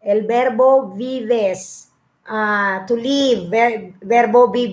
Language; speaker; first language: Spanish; non-native, learner; Filipino